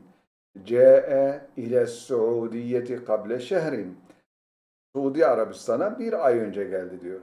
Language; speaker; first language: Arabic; non-native, fluent; Turkish